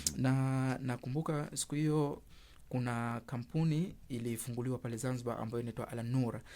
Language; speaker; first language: Swahili; native; Swahili